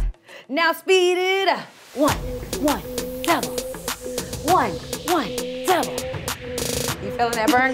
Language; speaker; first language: English; native; English